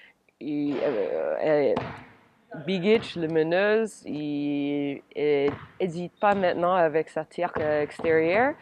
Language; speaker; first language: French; non-native, learner; English